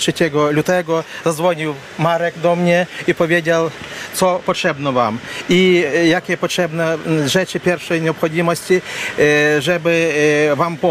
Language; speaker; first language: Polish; non-native, learner; Ukrainian